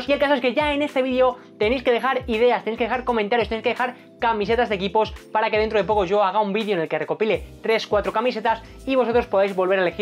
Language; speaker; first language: Spanish; native; Spanish